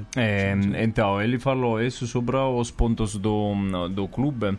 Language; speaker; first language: Portuguese; non-native, fluent; Italian